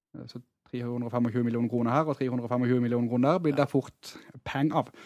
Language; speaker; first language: Norwegian; native; Norwegian